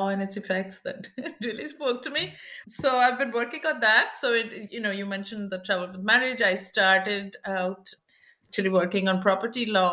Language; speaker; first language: English; non-native, local second language; Bangla